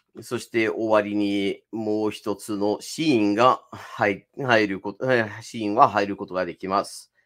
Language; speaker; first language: Japanese; non-native, fluent; English